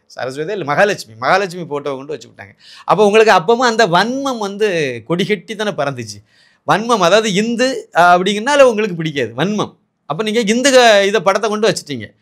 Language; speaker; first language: Tamil; native; Tamil